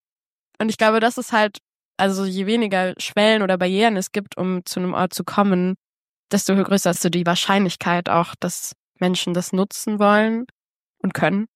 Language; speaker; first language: German; native; German